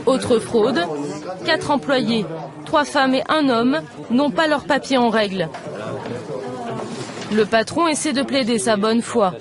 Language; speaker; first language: French; native; French